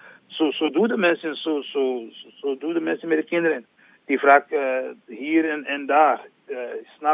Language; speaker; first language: Dutch; non-native, learner; English